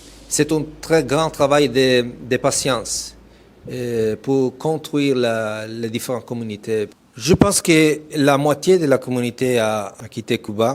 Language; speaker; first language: French; non-native, fluent; Italian